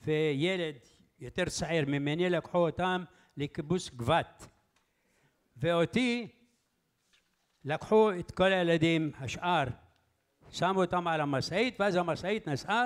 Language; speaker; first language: Hebrew; early bilingual, other home language; Arabic